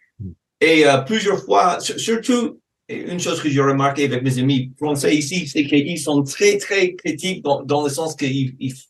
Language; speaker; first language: French; non-native, fluent; English